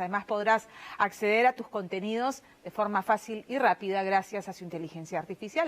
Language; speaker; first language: Spanish; native; Spanish